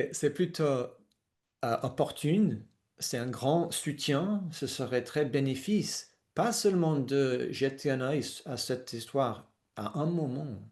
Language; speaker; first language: French; non-native, fluent; English